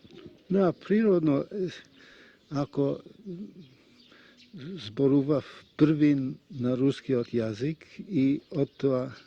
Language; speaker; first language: Macedonian; non-native, fluent; Russian